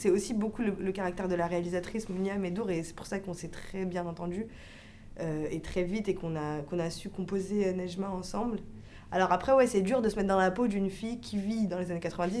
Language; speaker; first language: French; early bilingual, other home language; Arabic